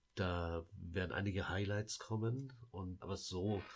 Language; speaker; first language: German; early bilingual, other home language; Lao